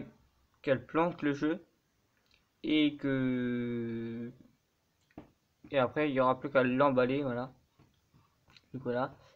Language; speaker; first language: French; native; French